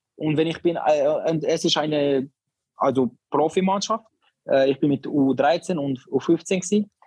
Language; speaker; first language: German; non-native, learner; Albanian